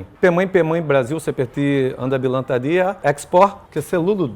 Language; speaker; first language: Indonesian; non-native, fluent; Portuguese